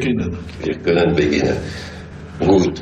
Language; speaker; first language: German; non-native, fluent; French